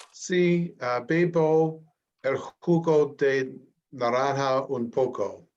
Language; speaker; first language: Spanish; non-native, learner; English